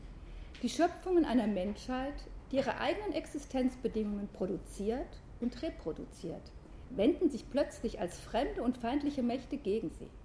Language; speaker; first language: German; native; German